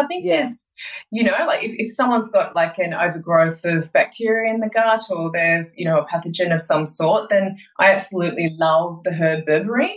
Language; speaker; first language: English; native; English